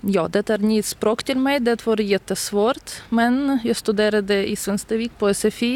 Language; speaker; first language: Swedish; non-native, learner; Ukrainian